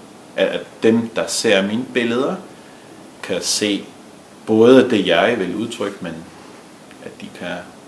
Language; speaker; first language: Danish; early bilingual, other home language; Spanish